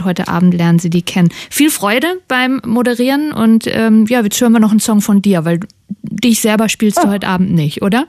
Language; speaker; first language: German; native; German